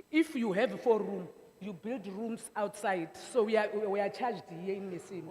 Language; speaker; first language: English; non-native, local second language; Northern Sotho